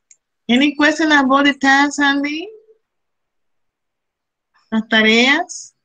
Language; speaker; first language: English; non-native, fluent; Spanish